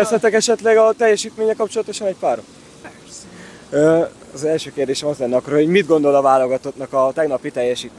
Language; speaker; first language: Hungarian; native; Hungarian